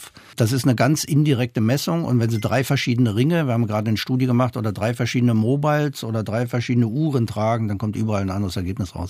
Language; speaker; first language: German; non-native, fluent; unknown